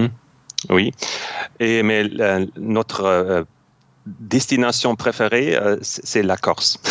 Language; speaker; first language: French; non-native, fluent; German